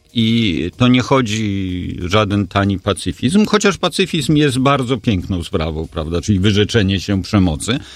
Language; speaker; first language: Polish; native; Polish